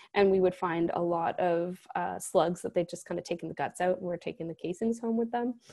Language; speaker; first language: English; native; English